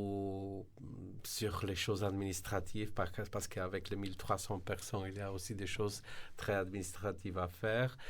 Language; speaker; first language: French; non-native, fluent; Slovenian